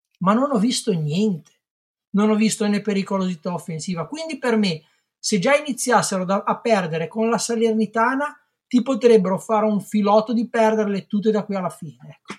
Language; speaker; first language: Italian; native; Italian